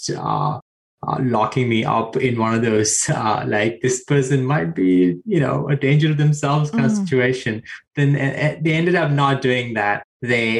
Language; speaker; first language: English; non-native, local second language; Sinhala